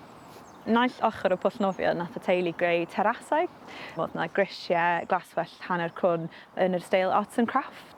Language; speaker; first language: Welsh; native; Welsh